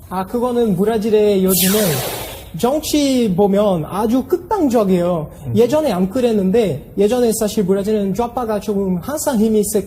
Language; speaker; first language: Korean; non-native, fluent; Portuguese